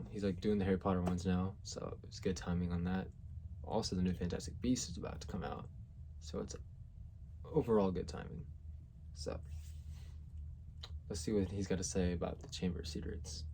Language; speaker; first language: English; native; English